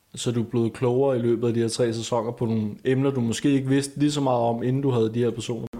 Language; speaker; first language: Danish; native; Danish